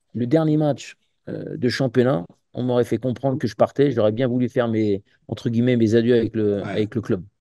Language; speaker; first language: French; native; French